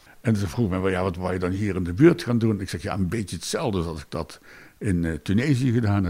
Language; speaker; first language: Dutch; native; Dutch